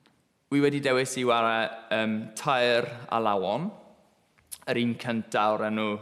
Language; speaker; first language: Welsh; non-native, local second language; English